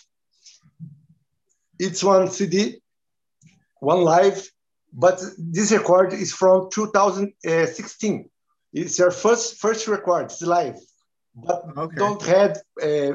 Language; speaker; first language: English; non-native, learner; Portuguese